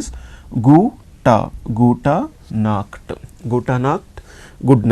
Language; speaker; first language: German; non-native, learner; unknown